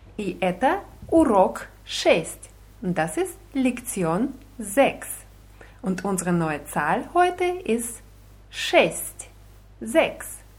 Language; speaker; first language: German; non-native, fluent; Russian